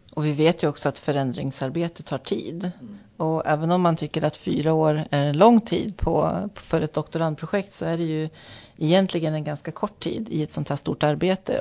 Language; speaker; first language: Swedish; native; Swedish